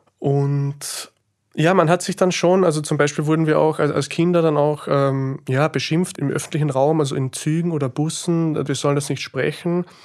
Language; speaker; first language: German; native; German